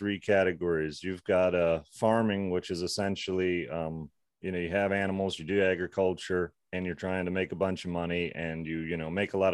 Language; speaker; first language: English; native; English